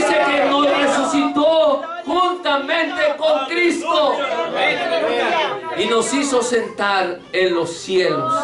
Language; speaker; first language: Spanish; native; Spanish